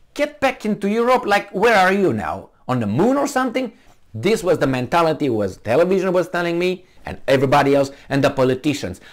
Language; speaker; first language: English; non-native, fluent; Romanian